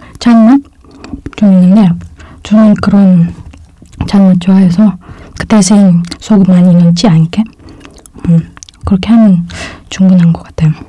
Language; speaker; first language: Korean; non-native, fluent; Indonesian